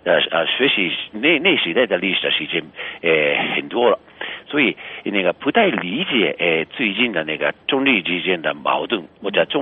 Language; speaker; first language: Chinese; non-native, fluent; Japanese